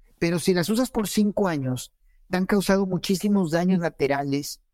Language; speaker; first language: Spanish; native; Spanish